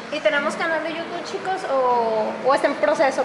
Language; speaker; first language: Spanish; native; Spanish